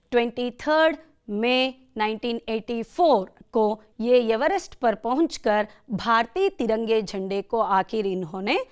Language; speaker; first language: Hindi; non-native, local second language; Kannada